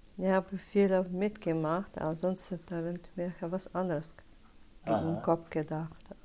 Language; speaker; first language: German; non-native, learner; Russian